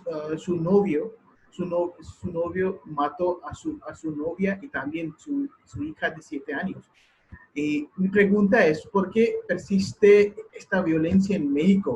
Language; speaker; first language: Spanish; non-native, learner; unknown